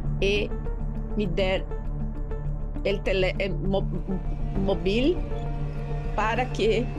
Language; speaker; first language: Spanish; non-native, learner; Portuguese